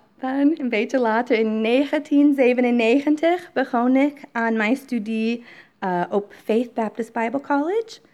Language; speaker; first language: Dutch; non-native, fluent; English